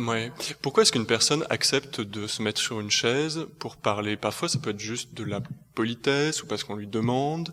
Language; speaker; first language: French; native; French